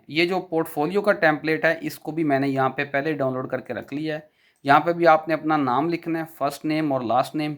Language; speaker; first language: Urdu; non-native, local second language; Punjabi